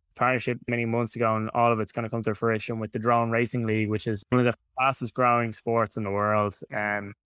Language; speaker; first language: English; native; English